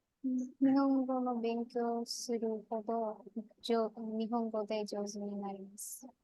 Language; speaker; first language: Japanese; non-native, learner; Bangla